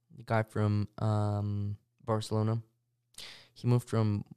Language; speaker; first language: English; early bilingual, other home language; Russian